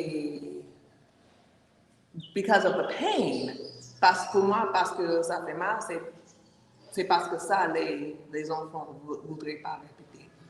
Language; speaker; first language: French; non-native, learner; English